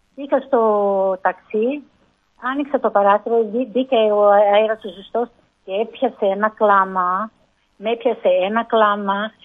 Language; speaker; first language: Greek; early bilingual, heritage; Greek